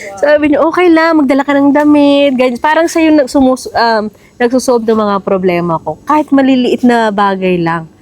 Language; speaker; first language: Filipino; native; Filipino